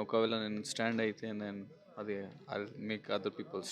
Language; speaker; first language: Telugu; non-native, local second language; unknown